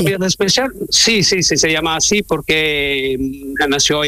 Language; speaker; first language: Spanish; non-native, learner; Italian